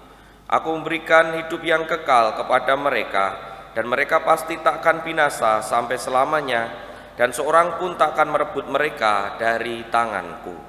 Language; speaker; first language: Indonesian; non-native, local second language; Javanese